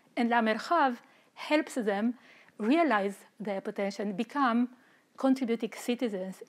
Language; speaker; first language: English; non-native, fluent; Romanian